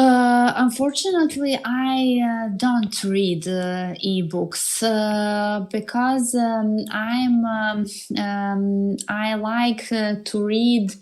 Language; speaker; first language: English; non-native, learner; Serbian